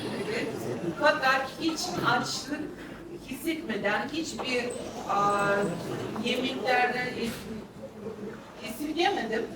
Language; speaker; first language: Turkish; non-native, fluent; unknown